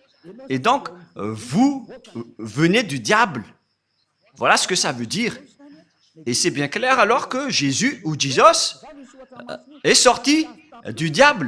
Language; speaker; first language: French; non-native, local second language; Malagasy